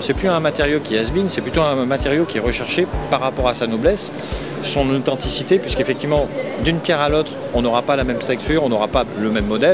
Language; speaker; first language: French; native; French